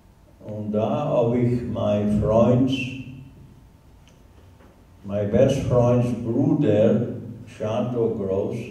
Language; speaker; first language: German; non-native, learner; Hungarian